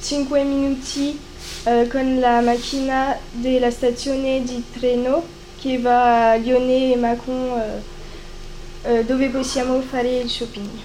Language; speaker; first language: Italian; non-native, learner; French